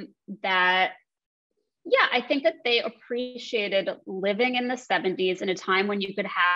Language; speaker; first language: English; native; English